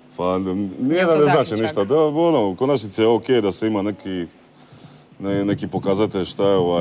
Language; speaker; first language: Bosnian; native; Bosnian